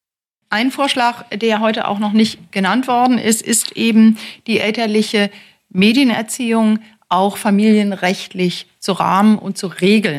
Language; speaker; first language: German; native; German